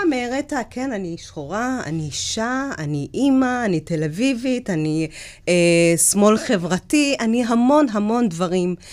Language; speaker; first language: Hebrew; early bilingual, other home language; Amharic